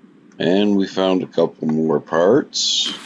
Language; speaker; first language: English; native; English